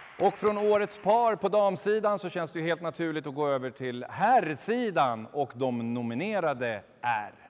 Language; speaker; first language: Swedish; native; Swedish